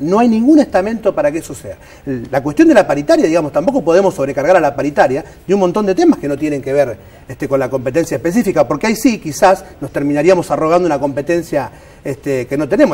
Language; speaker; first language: Spanish; native; Spanish